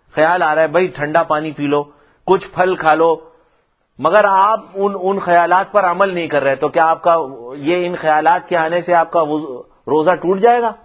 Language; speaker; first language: Urdu; non-native, local second language; Punjabi